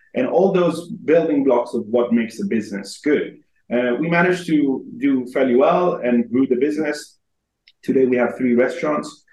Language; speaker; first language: English; non-native, fluent; Persian